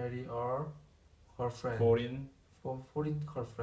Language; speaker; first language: English; non-native, learner; Korean